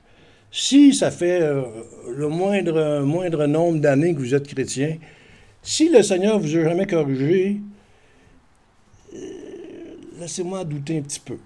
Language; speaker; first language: French; native; French